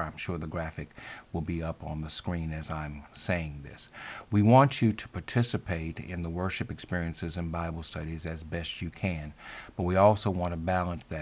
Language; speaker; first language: English; native; English